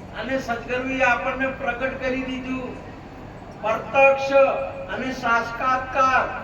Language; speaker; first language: Gujarati; non-native, local second language; Marwari